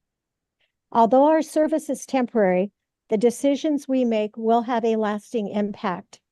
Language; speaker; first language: English; native; English